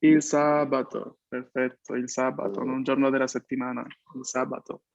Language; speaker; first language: Italian; non-native, fluent; Spanish